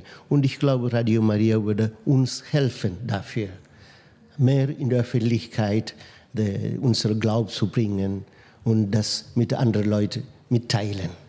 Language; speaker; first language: German; non-native, fluent; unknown